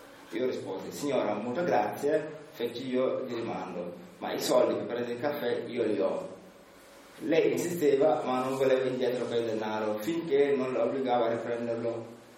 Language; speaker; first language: Italian; non-native, fluent; Wolof